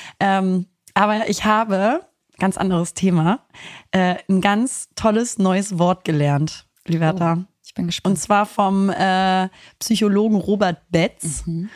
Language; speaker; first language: German; native; German